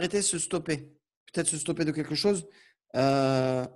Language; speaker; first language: French; native; French